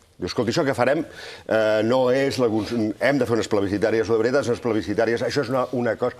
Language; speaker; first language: Catalan; native; Catalan